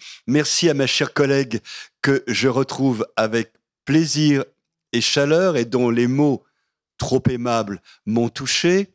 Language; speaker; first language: French; native; French